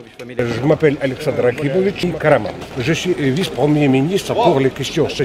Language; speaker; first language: French; non-native, fluent; Russian